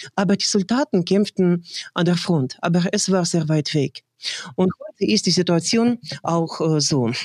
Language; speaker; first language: German; non-native, fluent; Russian